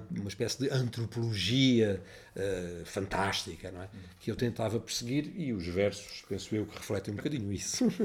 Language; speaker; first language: Portuguese; native; Portuguese